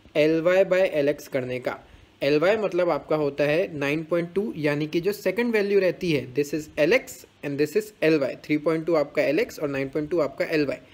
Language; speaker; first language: Hindi; non-native, local second language; Gujarati